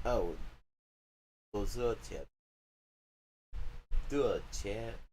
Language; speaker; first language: Vietnamese; non-native, learner; English